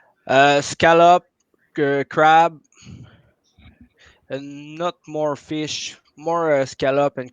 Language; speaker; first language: English; non-native, local second language; French